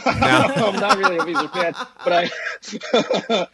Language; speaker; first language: English; non-native, local second language; Yoruba